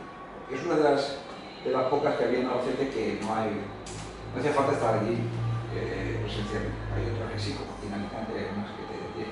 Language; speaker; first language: Spanish; native; Spanish